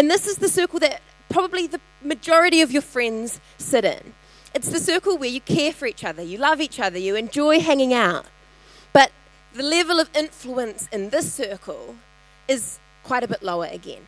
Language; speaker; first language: English; native; English